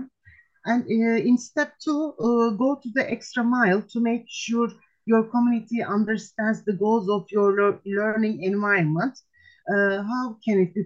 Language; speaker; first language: English; non-native, fluent; Turkish